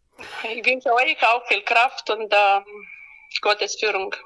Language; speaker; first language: German; non-native, learner; Romanian